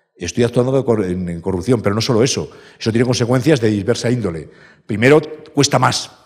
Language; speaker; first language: Spanish; native; Spanish